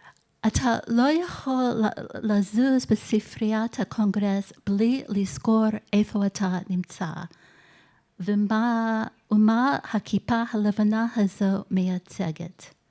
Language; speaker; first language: Hebrew; non-native, fluent; English